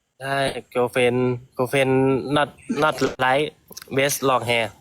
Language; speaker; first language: English; non-native, learner; Thai